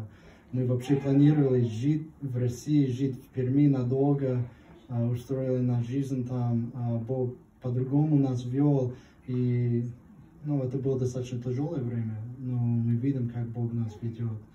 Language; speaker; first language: Russian; non-native, fluent; English